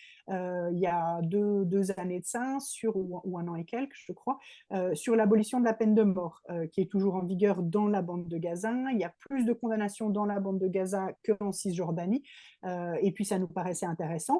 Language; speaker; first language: French; native; French